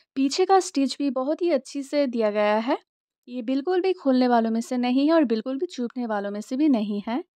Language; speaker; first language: Hindi; non-native, local second language; Bangla